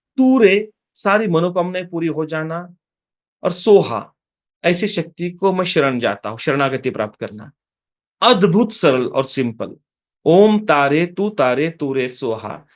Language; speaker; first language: Hindi; non-native, local second language; Marathi